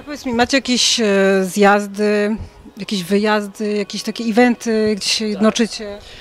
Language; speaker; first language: Polish; native; Polish